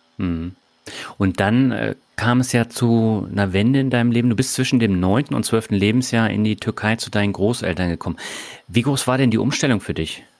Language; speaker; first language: German; native; German